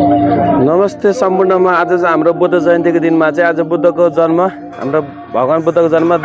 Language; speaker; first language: Nepali; non-native, local second language; Eastern Tamang